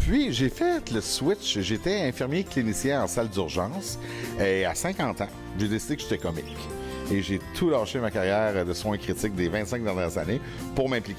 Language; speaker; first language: French; native; French